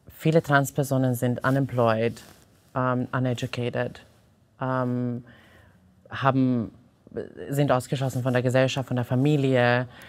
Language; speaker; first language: German; non-native, fluent; Serbian